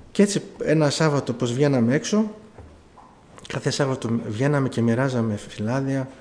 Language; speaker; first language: Greek; early bilingual, other home language; German